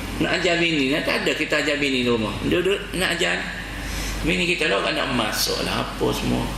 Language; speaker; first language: Malay; native; Malay